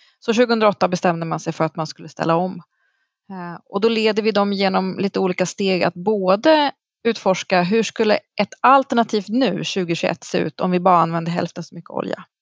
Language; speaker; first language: Swedish; native; Swedish